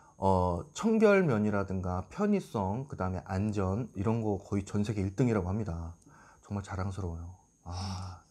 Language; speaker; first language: Korean; native; Korean